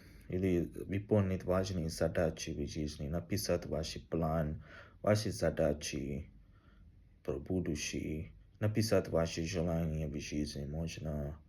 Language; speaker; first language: Russian; non-native, learner; Tamil